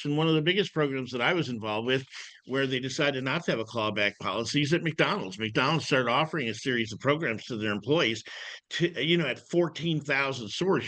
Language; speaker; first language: English; native; English